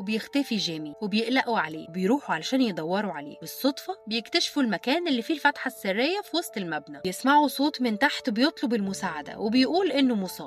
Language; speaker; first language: Arabic; native; Arabic